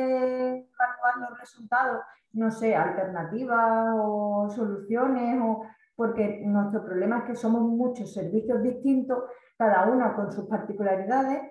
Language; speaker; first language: Spanish; native; Spanish